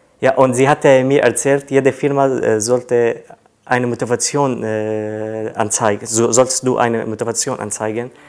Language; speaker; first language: German; non-native, learner; Arabic